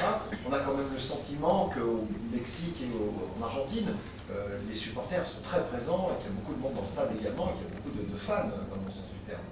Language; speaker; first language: French; native; French